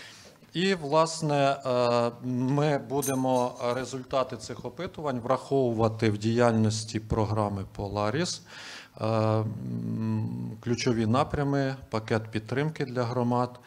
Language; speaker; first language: Ukrainian; native; Ukrainian